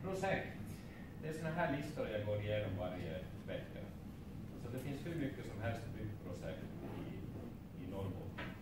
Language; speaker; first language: Swedish; non-native, fluent; Finnish